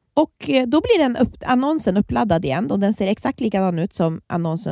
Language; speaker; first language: Swedish; native; Swedish